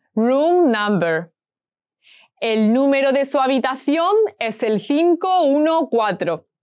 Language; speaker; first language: Spanish; native; Spanish